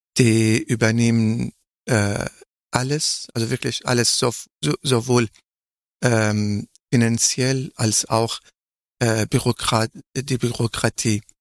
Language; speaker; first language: German; non-native, fluent; Arabic